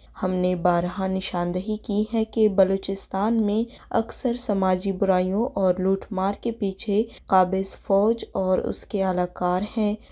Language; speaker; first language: Urdu; non-native, local second language; Baluchi